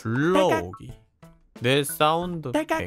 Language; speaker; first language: Korean; native; Korean